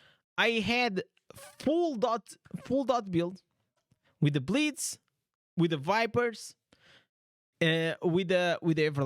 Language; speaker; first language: English; non-native, fluent; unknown